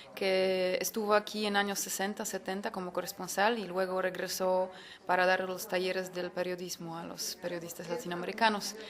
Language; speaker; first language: Spanish; non-native, fluent; Polish